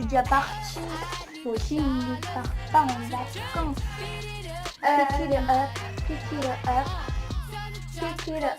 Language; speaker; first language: French; native; French